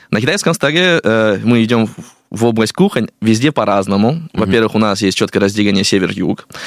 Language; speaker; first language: Russian; non-native, fluent; Chinese